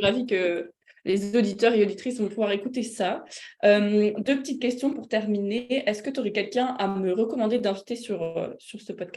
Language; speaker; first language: French; native; French